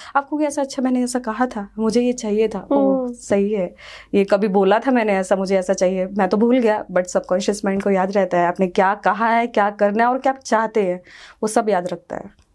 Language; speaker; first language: Hindi; native; Hindi